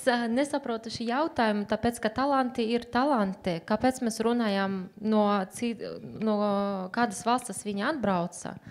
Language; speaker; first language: Latvian; non-native, learner; Uzbek